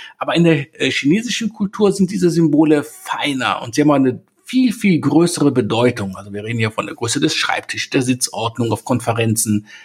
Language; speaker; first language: German; native; German